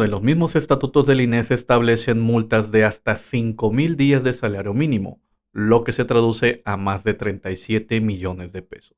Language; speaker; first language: Spanish; native; Spanish